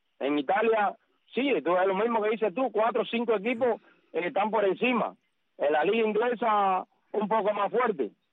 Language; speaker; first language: Spanish; native; Spanish